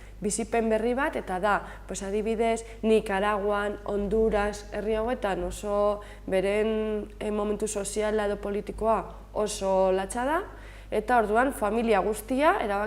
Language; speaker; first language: Basque; native; Basque